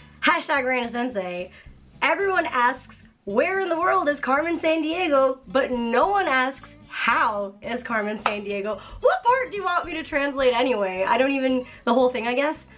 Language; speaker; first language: English; early bilingual, other home language; Japanese